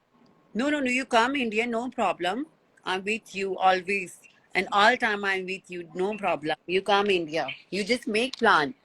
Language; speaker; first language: English; non-native, learner; Hindi